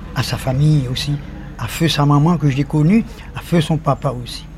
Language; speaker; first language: French; native; French